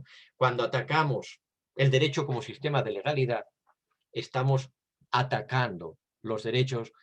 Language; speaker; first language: Spanish; native; Spanish